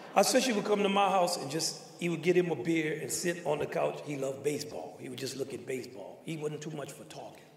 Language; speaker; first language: English; native; English